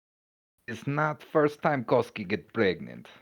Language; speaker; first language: English; native; English